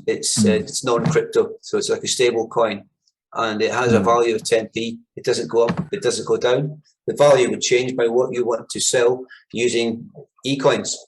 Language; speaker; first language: English; native; English